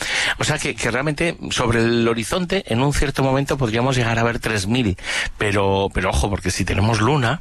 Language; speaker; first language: Spanish; native; Spanish